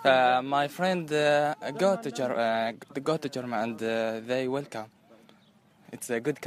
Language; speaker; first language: English; non-native, learner; Arabic